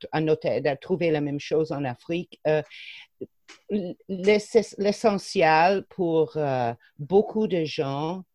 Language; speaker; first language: French; non-native, fluent; English